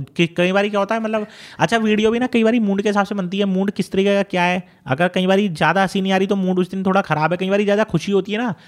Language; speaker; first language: Hindi; native; Hindi